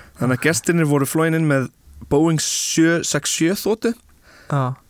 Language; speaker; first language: Icelandic; native; Icelandic